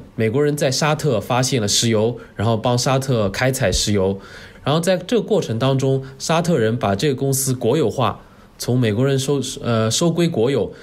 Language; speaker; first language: Chinese; native; Chinese